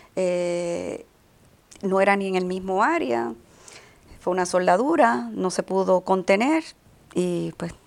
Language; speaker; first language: Spanish; native; Spanish